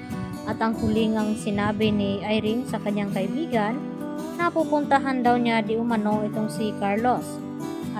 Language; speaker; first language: Filipino; native; Filipino